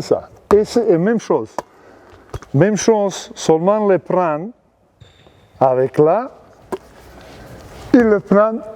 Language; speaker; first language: French; non-native, learner; Serbian